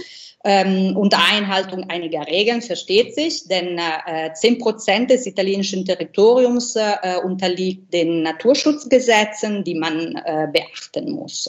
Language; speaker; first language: German; non-native, fluent; Italian